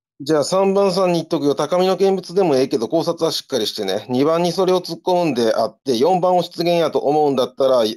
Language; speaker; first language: Japanese; native; Japanese